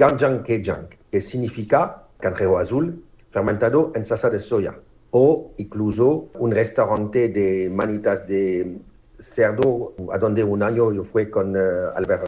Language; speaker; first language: Spanish; non-native, fluent; French